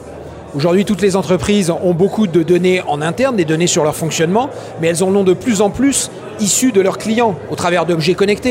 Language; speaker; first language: French; native; French